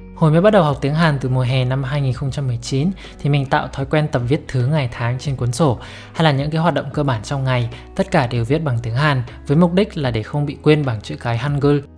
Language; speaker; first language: Vietnamese; native; Vietnamese